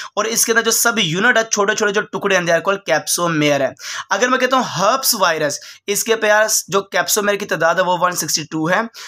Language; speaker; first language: Urdu; non-native, local second language; Punjabi